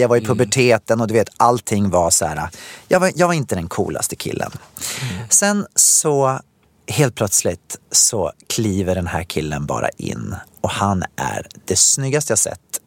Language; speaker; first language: Swedish; native; Swedish